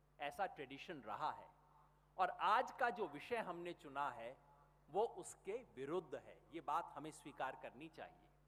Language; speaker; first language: Hindi; native; Hindi